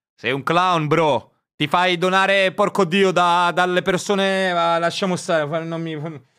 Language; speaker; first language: Italian; native; Italian